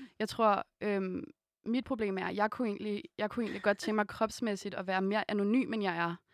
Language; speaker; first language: Danish; native; Danish